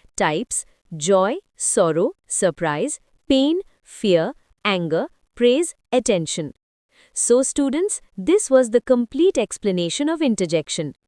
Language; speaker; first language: English; non-native, local second language; Hindi